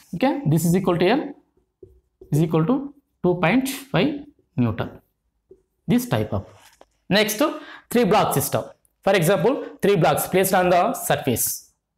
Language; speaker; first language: English; non-native, local second language; Telugu